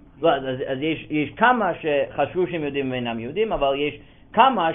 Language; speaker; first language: Hebrew; non-native, fluent; English